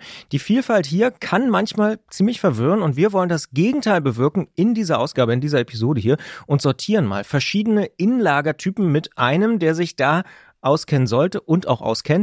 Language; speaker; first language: German; native; German